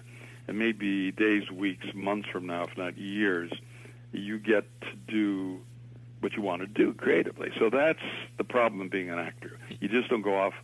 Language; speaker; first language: English; native; English